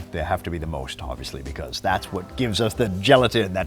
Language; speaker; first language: English; native; English